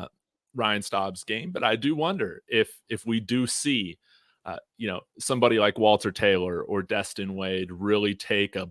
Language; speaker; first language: English; native; English